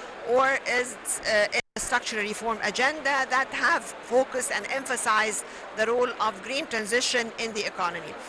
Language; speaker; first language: English; non-native, fluent; Arabic